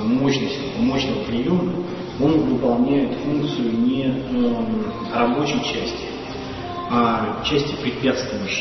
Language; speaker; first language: Russian; native; Russian